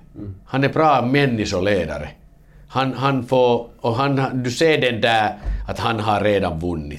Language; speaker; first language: Swedish; non-native, learner; Finnish